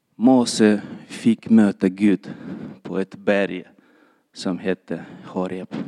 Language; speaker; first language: Swedish; non-native, fluent; Kyrgyz